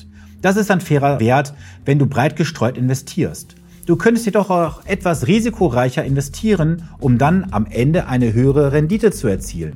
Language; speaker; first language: German; native; German